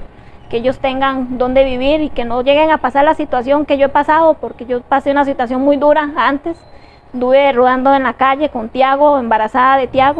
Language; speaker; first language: Spanish; native; Spanish